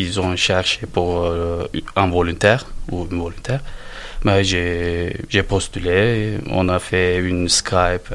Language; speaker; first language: French; non-native, learner; Turkish